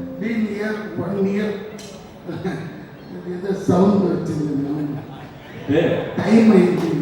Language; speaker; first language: Telugu; non-native, fluent; Tamil